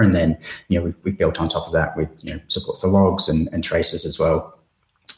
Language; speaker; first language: English; native; English